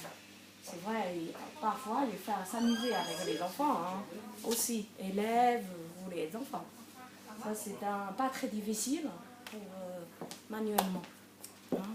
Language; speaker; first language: French; non-native, learner; Chinese